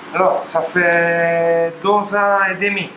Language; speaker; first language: French; non-native, learner; Italian